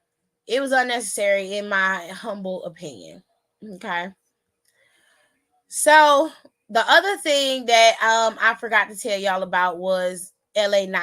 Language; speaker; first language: English; native; English